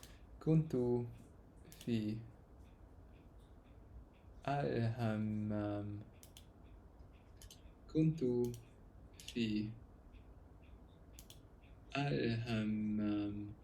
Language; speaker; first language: Arabic; non-native, learner; English